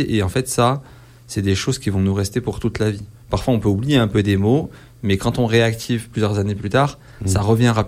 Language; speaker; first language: French; native; French